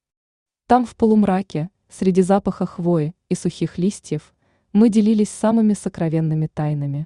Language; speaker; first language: Russian; native; Russian